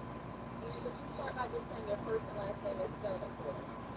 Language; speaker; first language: English; native; English